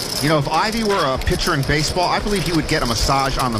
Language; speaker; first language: English; native; English